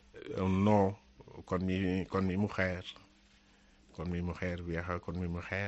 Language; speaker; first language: Spanish; non-native, learner; Wolof